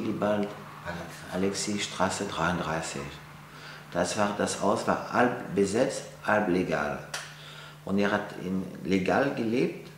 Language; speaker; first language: German; non-native, fluent; French